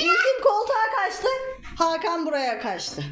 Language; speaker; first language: Turkish; native; Turkish